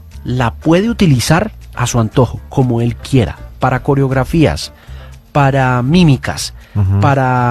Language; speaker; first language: Spanish; native; Spanish